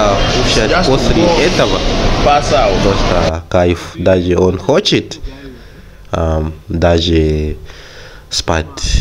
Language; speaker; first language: Russian; non-native, fluent; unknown